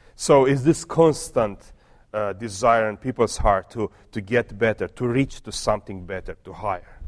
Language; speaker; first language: English; non-native, fluent; Romanian